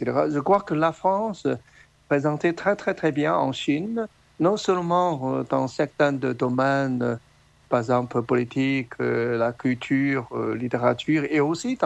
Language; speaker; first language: French; non-native, learner; Chinese